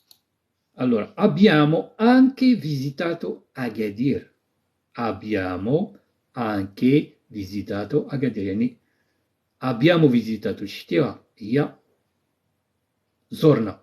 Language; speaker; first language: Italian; non-native, fluent; Arabic